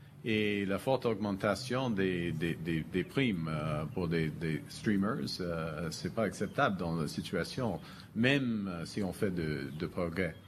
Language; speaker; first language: French; non-native, fluent; English